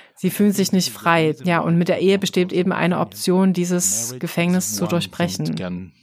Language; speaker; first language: German; non-native, fluent; Arabic